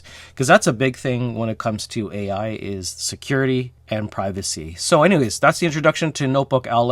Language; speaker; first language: English; native; English